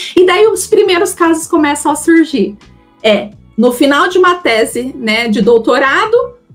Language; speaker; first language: Portuguese; native; Portuguese